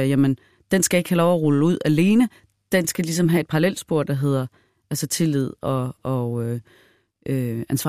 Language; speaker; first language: Danish; native; Danish